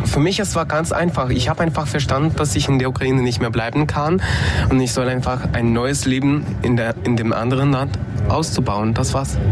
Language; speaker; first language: German; non-native, fluent; Ukrainian